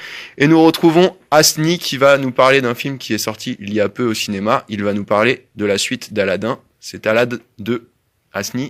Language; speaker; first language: French; native; French